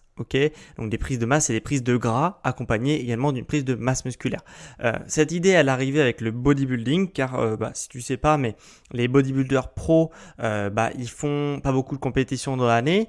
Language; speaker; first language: French; native; French